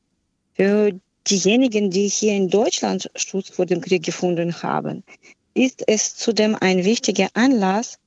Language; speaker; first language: German; non-native, fluent; Ukrainian